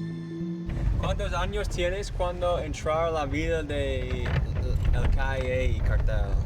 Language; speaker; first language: Spanish; non-native, learner; English